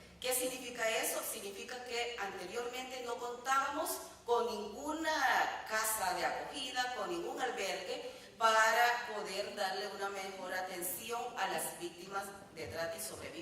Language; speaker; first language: Spanish; native; Spanish